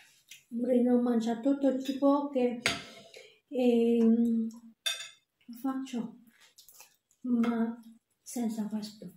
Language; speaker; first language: Italian; non-native, learner; Vietnamese